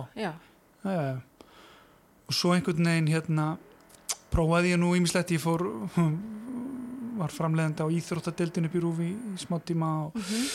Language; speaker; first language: Icelandic; native; Icelandic